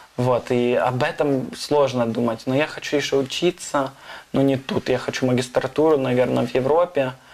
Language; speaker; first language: Russian; non-native, fluent; English